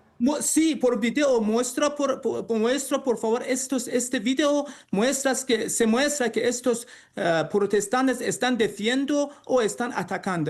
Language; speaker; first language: Spanish; non-native, learner; Persian